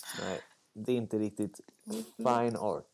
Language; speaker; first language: Swedish; native; Swedish